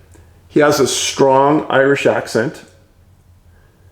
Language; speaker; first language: English; native; English